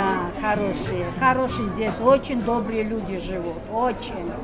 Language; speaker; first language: Russian; non-native, fluent; Georgian